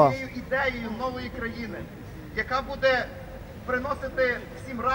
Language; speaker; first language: Ukrainian; native; Ukrainian